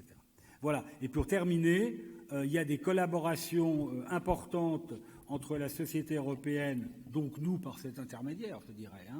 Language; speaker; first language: French; native; French